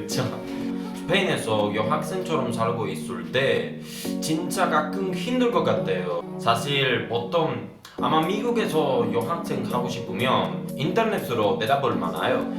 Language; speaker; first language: Korean; non-native, learner; Spanish